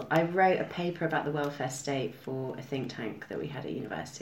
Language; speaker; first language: English; native; English